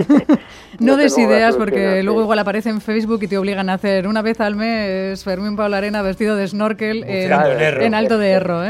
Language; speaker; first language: Spanish; native; Spanish